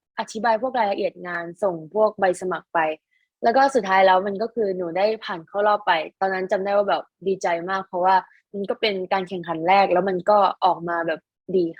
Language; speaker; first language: Thai; native; Thai